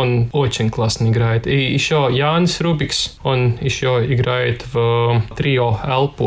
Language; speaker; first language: Russian; non-native, local second language; Latvian